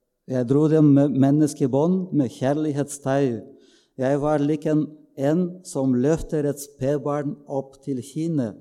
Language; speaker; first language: Norwegian; non-native, fluent; Bulgarian